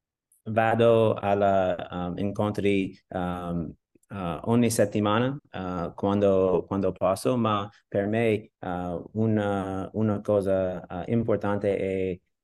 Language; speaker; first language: Italian; non-native, learner; English